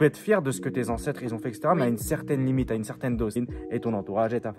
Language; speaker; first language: French; early bilingual, other home language; Turkish